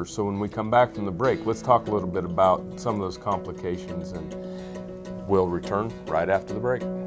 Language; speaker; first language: English; native; English